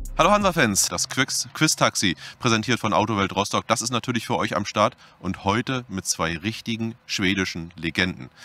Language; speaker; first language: German; native; German